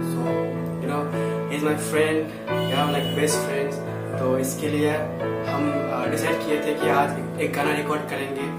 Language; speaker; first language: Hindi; non-native, local second language; Nepali